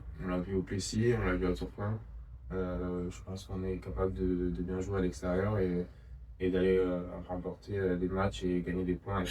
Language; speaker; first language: French; native; French